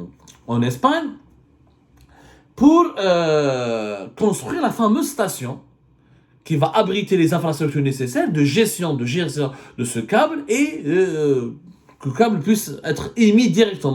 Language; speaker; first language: French; non-native, local second language; Arabic